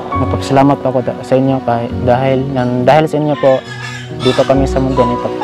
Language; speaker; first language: Filipino; non-native, local second language; Cebuano